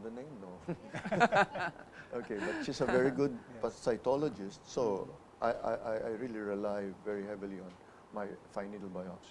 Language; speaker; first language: English; non-native, local second language; Filipino